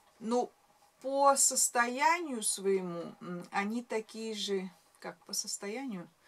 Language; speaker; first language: Russian; native; Russian